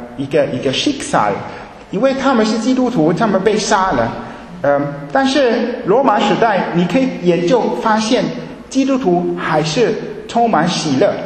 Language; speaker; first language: Chinese; early bilingual, heritage; Chinese